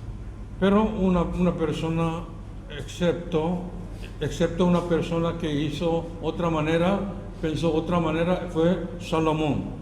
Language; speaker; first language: Spanish; non-native, learner; Korean